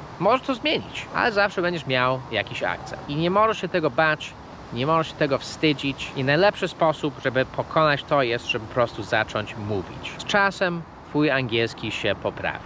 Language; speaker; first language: Polish; non-native, fluent; English